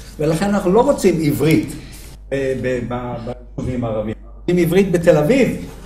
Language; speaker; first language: Hebrew; native; Hebrew